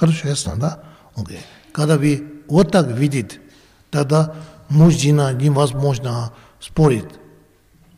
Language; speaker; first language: Russian; non-native, learner; Tibetan